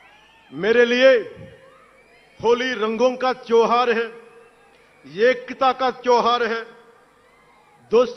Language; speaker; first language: Hindi; non-native, local second language; Telugu